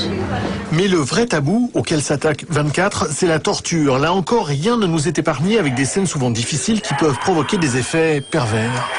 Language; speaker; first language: French; native; French